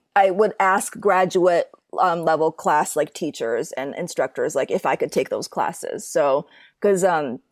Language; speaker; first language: English; native; English